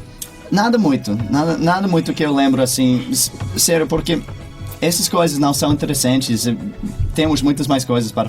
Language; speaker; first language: Portuguese; non-native, fluent; English